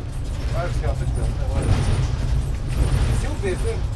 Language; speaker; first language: French; native; French